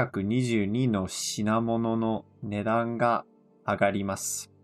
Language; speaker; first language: Japanese; non-native, fluent; English